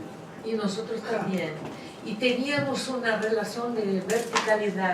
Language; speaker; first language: Spanish; non-native, fluent; Portuguese